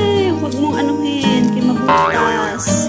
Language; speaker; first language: Filipino; native; Filipino